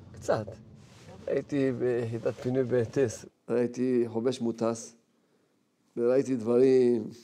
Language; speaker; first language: Hebrew; early bilingual, other home language; Arabic